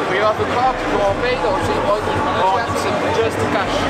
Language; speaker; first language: English; non-native, learner; French